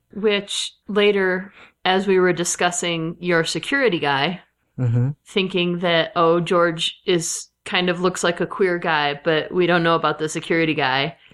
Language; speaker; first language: English; native; English